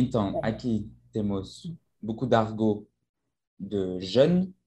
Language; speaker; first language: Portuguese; non-native, learner; French